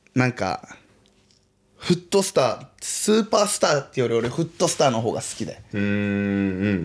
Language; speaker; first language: Japanese; early bilingual, other home language; Portuguese